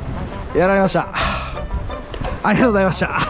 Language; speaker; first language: Japanese; native; Japanese